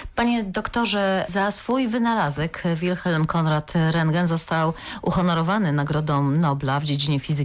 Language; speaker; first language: Polish; native; Polish